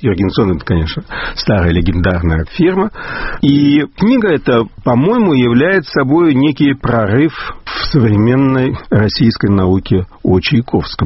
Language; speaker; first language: Russian; native; Russian